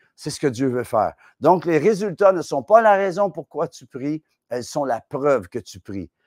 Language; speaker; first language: French; native; French